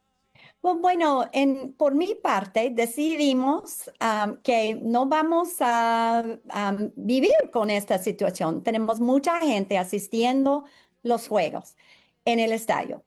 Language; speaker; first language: Spanish; non-native, fluent; English